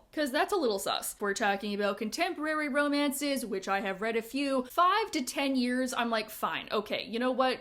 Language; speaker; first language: English; native; English